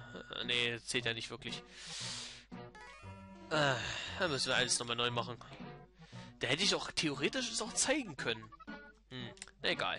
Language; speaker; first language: German; native; German